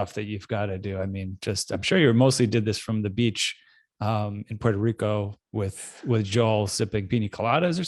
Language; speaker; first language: English; native; English